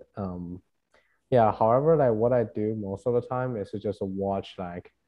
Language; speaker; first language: English; non-native, fluent; Chinese